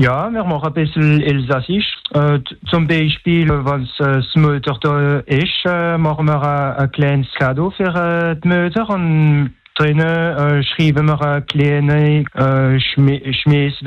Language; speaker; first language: German; non-native, local second language; French